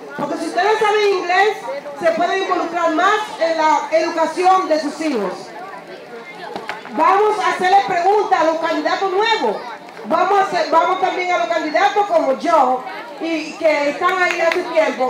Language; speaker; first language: Spanish; native; Spanish